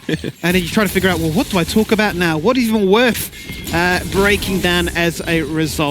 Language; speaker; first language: English; native; English